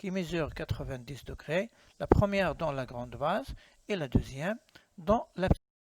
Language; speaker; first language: French; non-native, local second language; Arabic